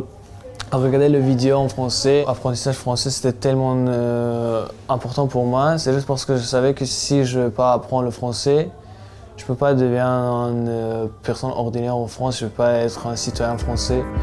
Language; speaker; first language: French; non-native, learner; Tajik